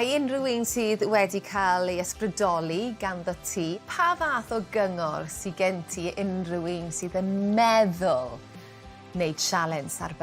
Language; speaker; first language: Welsh; native; Welsh